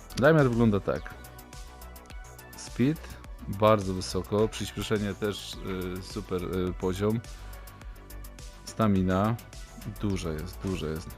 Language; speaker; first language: Polish; native; Polish